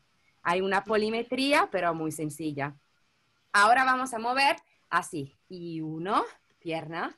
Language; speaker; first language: Spanish; non-native, fluent; Italian